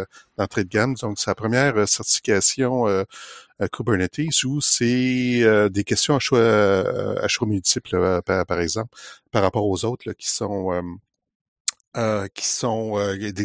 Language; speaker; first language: French; native; French